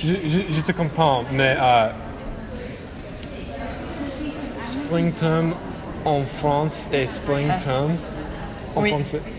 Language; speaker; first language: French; non-native, learner; English